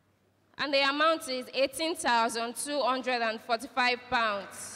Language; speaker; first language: English; non-native, local second language; Yoruba